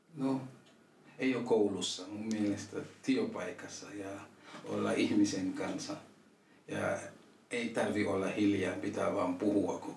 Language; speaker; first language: Finnish; non-native, local second language; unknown